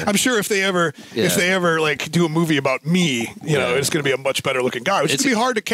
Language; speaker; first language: English; native; English